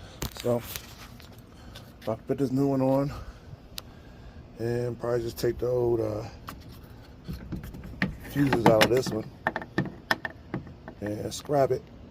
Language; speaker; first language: English; native; English